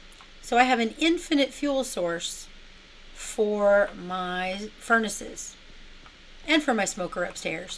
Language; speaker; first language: English; native; English